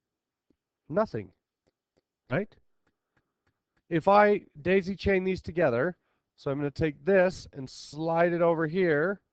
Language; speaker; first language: English; native; English